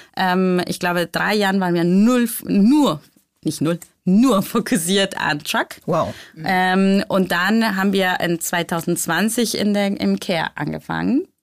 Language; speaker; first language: German; non-native, fluent; Spanish